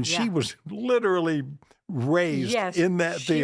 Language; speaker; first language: English; native; English